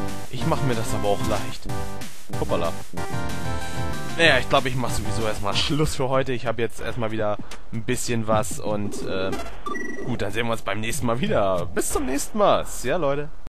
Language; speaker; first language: German; native; German